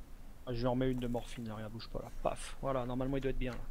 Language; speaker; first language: French; native; French